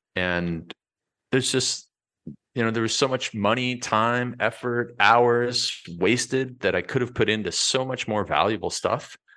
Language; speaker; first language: English; native; English